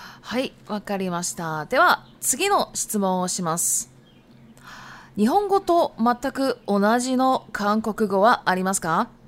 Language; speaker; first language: Japanese; non-native, fluent; Chinese